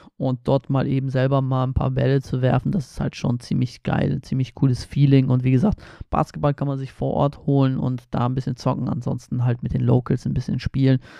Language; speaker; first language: German; early bilingual, other home language; Polish